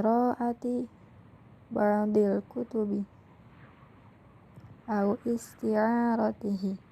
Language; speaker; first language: Arabic; non-native, fluent; Indonesian